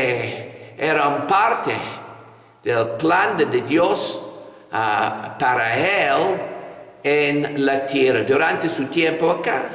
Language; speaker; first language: Spanish; non-native, fluent; English